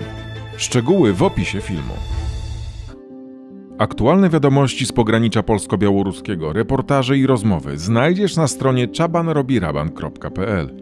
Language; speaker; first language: Polish; native; Polish